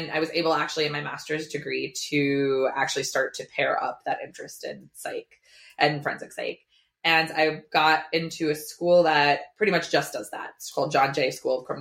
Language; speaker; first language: English; native; English